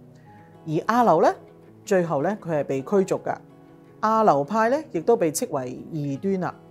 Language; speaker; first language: Chinese; native; Chinese